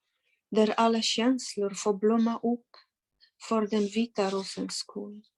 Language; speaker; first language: Swedish; non-native, fluent; Polish